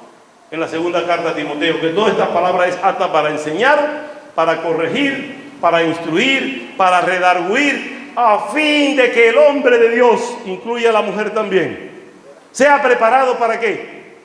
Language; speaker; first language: Spanish; native; Spanish